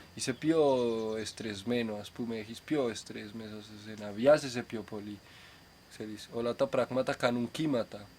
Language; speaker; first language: Greek; non-native, fluent; Spanish